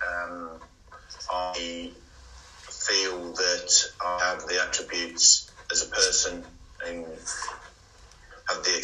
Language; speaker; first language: English; native; English